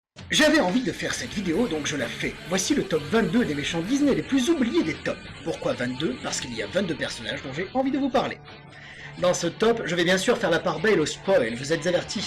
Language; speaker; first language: French; native; French